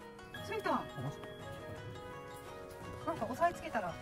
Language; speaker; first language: Japanese; native; Japanese